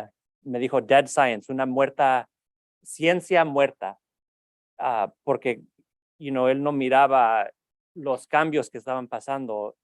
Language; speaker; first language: Spanish; early bilingual, heritage; Spanish